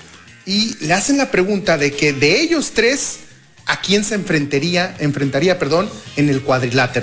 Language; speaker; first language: Spanish; native; Spanish